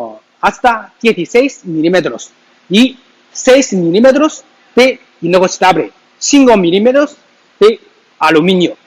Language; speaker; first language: Spanish; non-native, learner; Chinese